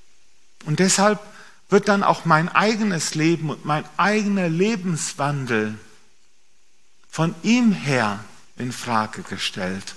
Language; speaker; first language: German; native; German